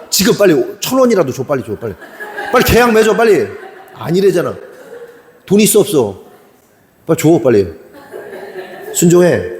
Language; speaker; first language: Korean; native; Korean